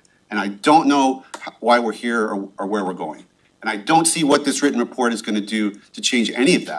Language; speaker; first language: English; native; English